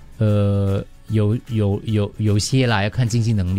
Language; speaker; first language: Chinese; native; Chinese